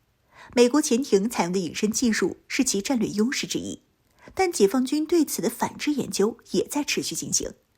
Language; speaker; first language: Chinese; native; Chinese